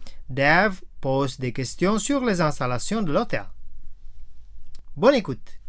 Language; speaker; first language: French; non-native, fluent; Indonesian